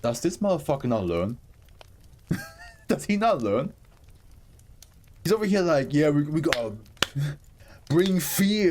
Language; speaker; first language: English; non-native, fluent; German